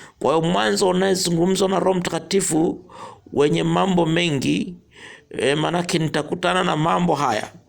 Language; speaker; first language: Swahili; non-native, local second language; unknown